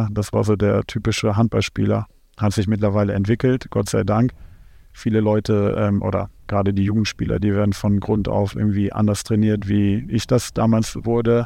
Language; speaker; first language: German; native; German